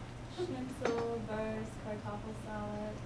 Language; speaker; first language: German; non-native, learner; English